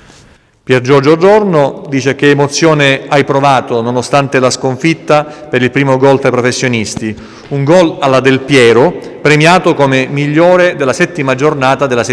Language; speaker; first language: Italian; native; Italian